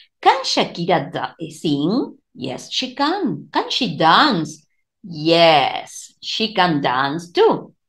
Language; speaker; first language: English; non-native, fluent; Spanish